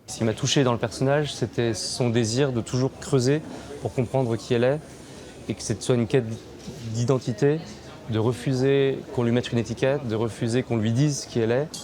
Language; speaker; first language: French; native; French